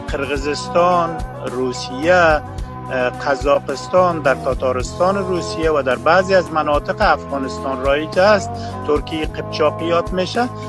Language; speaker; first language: Persian; non-native, local second language; Uzbek